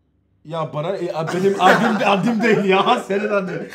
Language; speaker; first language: Turkish; non-native, learner; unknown